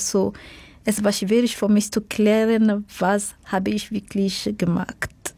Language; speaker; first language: German; non-native, fluent; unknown